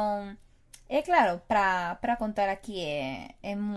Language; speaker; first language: Portuguese; non-native, fluent; Spanish